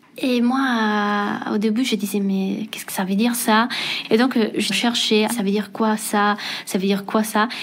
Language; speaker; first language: French; non-native, fluent; Italian